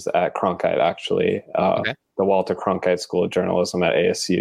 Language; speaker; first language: English; native; English